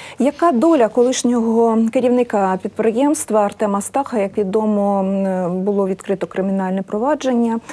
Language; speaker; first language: Ukrainian; native; Ukrainian